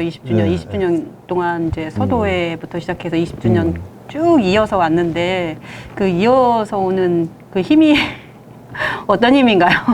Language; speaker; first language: Korean; native; Korean